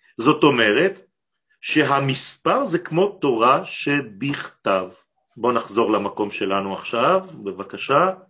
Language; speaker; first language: Hebrew; non-native, fluent; French